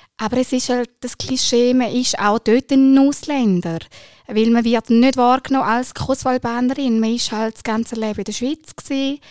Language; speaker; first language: German; early bilingual, other home language; Albanian